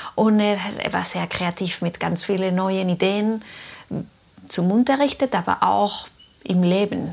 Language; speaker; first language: German; non-native, fluent; Spanish